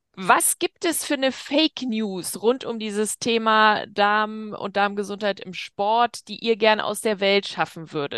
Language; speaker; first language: German; native; German